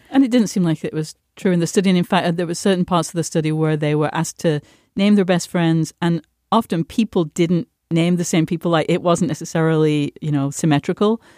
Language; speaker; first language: English; native; English